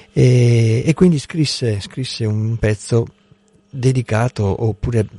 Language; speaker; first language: Italian; non-native, fluent; Portuguese